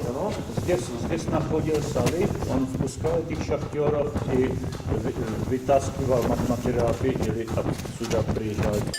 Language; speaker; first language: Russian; non-native, learner; Czech